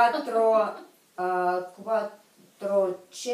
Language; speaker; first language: Italian; non-native, learner; Russian